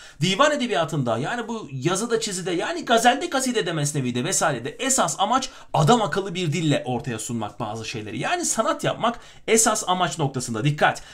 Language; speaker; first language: Turkish; native; Turkish